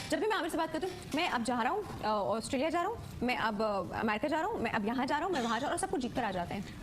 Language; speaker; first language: Urdu; native; Urdu